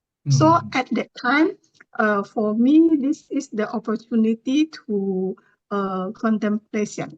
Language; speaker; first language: English; non-native, learner; Thai